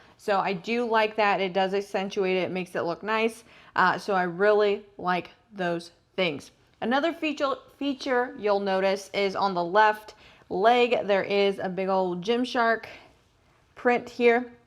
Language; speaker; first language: English; native; English